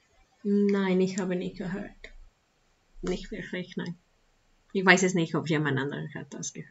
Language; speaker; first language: German; non-native, learner; Spanish